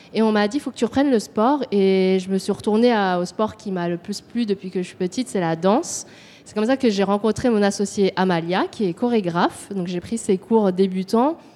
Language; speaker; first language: French; native; French